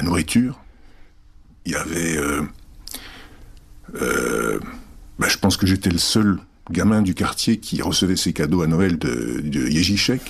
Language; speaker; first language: French; non-native, local second language; Czech